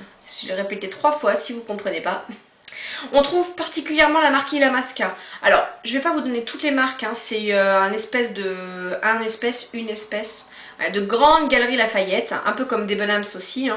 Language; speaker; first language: French; native; French